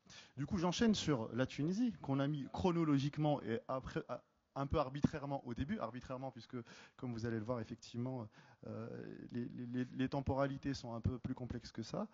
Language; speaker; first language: French; native; French